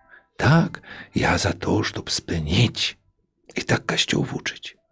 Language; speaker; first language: Polish; non-native, local second language; Belarusian